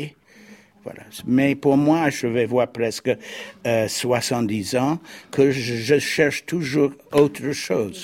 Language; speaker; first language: French; non-native, fluent; English